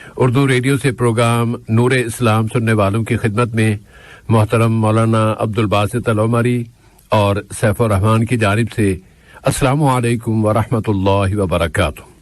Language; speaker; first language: Urdu; native; Urdu